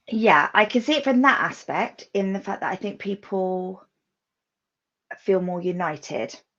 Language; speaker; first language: English; native; English